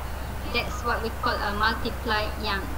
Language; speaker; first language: English; non-native, local second language; Malay